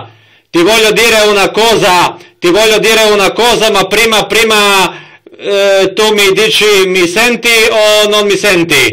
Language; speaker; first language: Italian; non-native, learner; Croatian